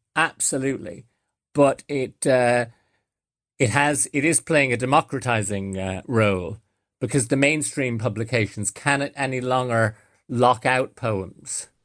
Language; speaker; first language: English; native; English